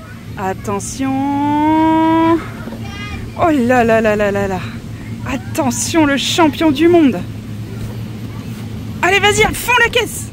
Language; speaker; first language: French; native; French